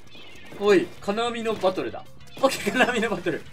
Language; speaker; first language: Japanese; native; Japanese